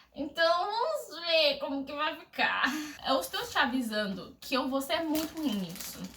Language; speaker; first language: Portuguese; non-native, fluent; English